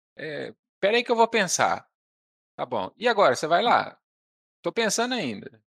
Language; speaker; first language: Portuguese; native; Portuguese